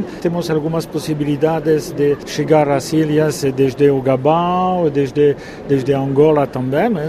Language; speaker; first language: Portuguese; non-native, fluent; French